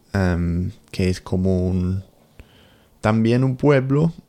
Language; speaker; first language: Spanish; non-native, learner; English